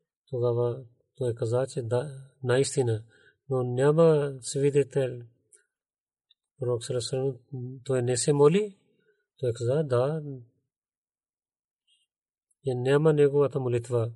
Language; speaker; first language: Bulgarian; non-native, learner; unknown